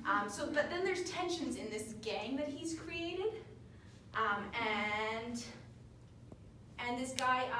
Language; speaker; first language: English; native; English